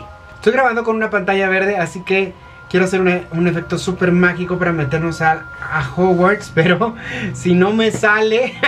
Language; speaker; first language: Spanish; native; Spanish